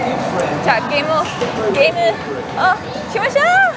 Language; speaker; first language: Japanese; non-native, learner; Dutch